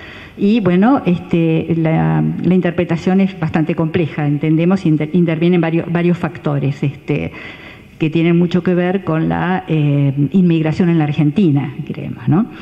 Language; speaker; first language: Spanish; native; Spanish